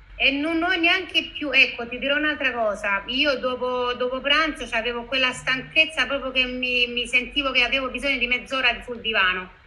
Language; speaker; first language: Italian; native; Italian